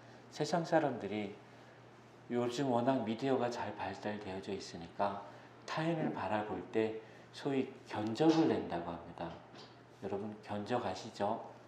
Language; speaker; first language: Korean; native; Korean